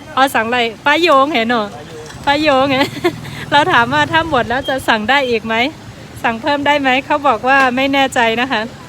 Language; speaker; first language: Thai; non-native, fluent; Shan